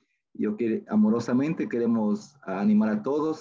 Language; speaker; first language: Spanish; native; Spanish